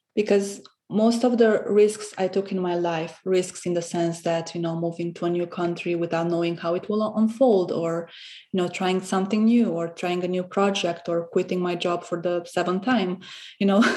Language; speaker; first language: English; non-native, fluent; Romanian